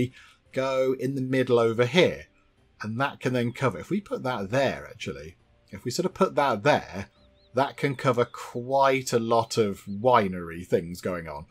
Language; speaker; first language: English; native; English